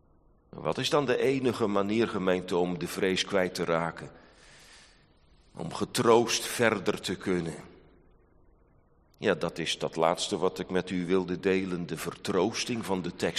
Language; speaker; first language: Dutch; native; Dutch